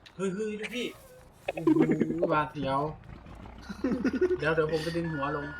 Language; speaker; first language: Thai; native; Thai